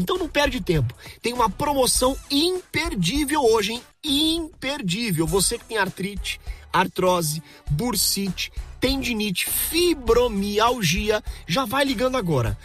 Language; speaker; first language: Portuguese; native; Portuguese